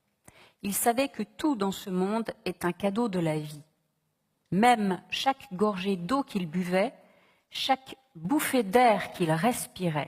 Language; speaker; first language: French; native; French